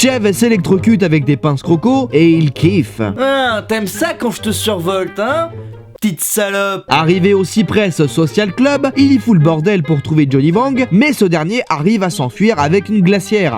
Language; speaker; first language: French; native; French